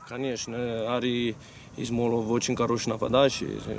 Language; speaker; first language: Russian; non-native, learner; Italian